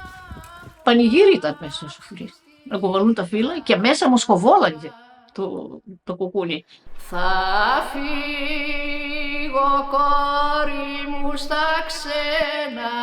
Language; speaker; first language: Greek; native; Greek